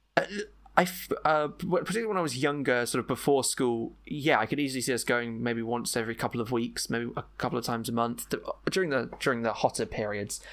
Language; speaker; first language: English; native; English